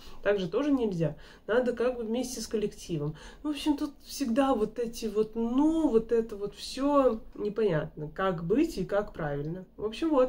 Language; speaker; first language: Russian; native; Russian